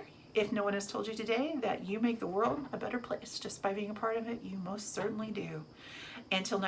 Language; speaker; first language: English; native; English